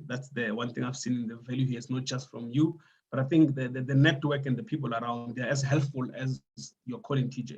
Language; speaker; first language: English; non-native, local second language; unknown